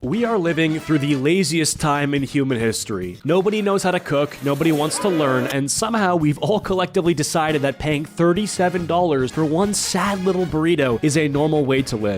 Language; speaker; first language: English; native; English